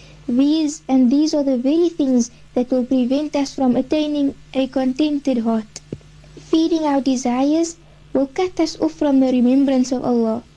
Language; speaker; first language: English; native; English